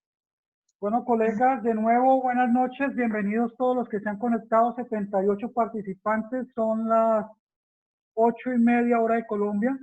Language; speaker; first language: Spanish; native; Spanish